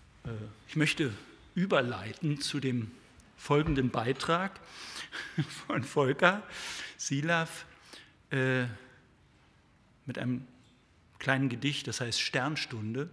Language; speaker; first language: German; native; German